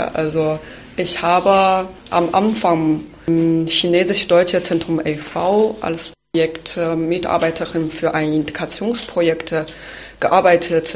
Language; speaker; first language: German; non-native, fluent; Chinese